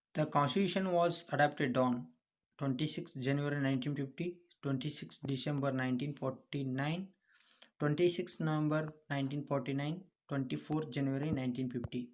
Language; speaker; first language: English; non-native, local second language; Kannada